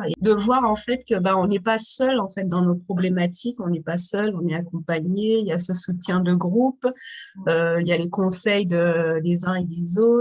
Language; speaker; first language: French; native; French